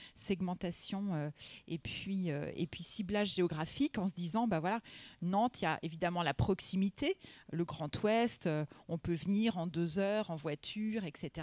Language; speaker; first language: French; native; French